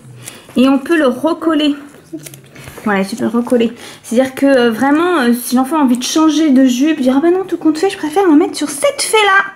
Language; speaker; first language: French; native; French